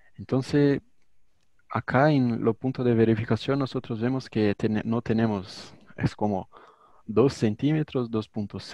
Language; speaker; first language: Spanish; non-native, learner; Portuguese